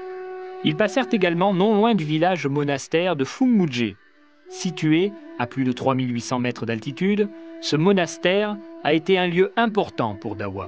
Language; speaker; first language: French; native; French